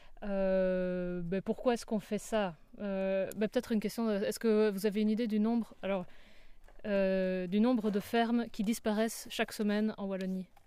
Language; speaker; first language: French; native; French